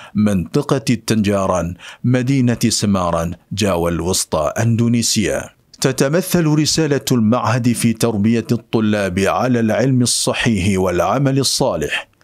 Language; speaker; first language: Arabic; non-native, fluent; Indonesian